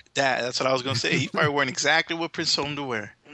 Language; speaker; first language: English; native; English